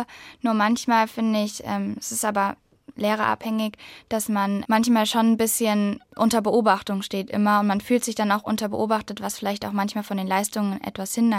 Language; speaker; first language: German; native; German